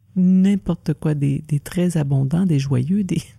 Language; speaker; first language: French; native; French